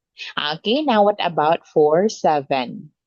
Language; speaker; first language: English; non-native, local second language; Filipino